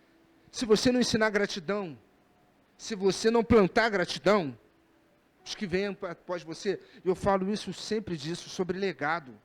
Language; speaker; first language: Portuguese; native; Portuguese